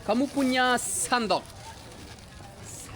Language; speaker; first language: Indonesian; non-native, learner; English